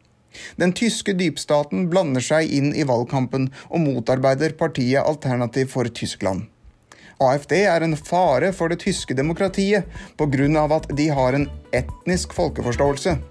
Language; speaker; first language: Norwegian; native; Norwegian